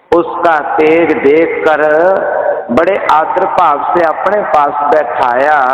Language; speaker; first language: Hindi; non-native, local second language; Punjabi